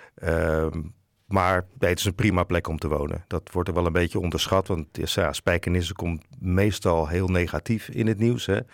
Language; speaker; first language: Dutch; native; Dutch